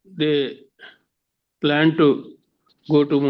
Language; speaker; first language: English; non-native, learner; Telugu